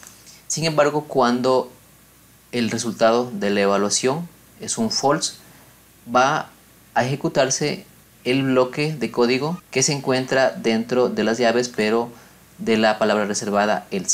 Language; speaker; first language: Spanish; native; Spanish